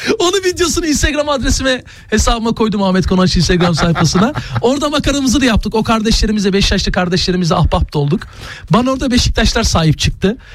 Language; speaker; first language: Turkish; native; Turkish